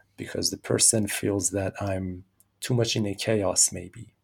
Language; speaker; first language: English; non-native, fluent; Persian